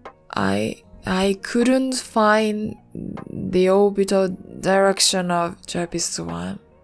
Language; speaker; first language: English; non-native, learner; Japanese